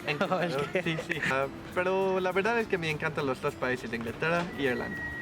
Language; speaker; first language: Spanish; non-native, learner; English